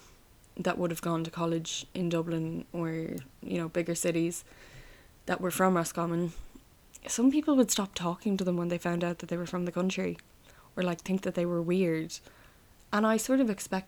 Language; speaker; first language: English; native; English